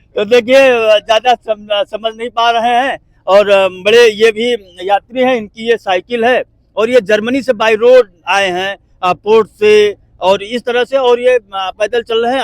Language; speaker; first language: Hindi; native; Hindi